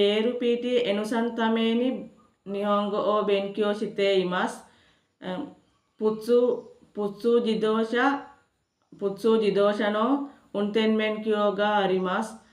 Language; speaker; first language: Japanese; non-native, learner; Sinhala